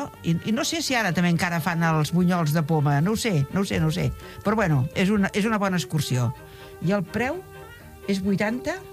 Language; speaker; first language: Catalan; native; Catalan